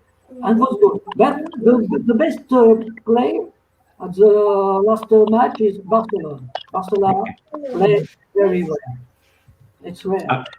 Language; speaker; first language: English; non-native, learner; French